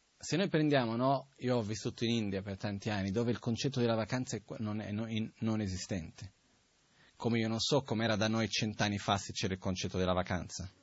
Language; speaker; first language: Italian; non-native, fluent; Portuguese